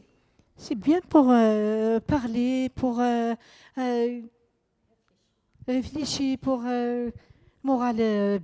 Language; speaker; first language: French; non-native, learner; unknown